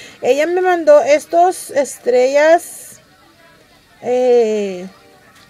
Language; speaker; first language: Spanish; early bilingual, heritage; Spanish